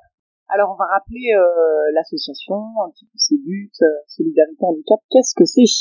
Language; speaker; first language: French; native; French